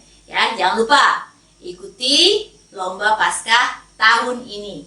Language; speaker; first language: Indonesian; native; Indonesian